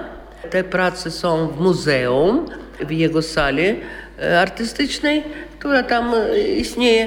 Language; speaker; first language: Polish; non-native, local second language; Russian